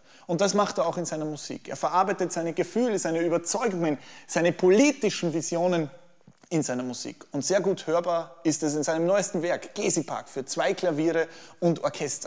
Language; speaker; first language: German; native; German